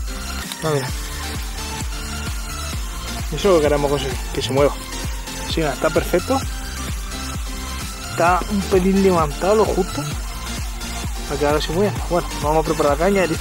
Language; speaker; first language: Spanish; native; Spanish